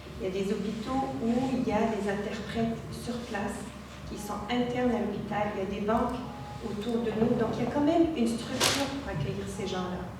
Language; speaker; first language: French; non-native, local second language; Arabic